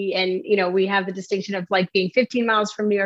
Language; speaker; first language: English; native; English